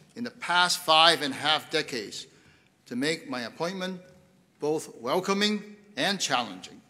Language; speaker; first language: English; non-native, local second language; Cantonese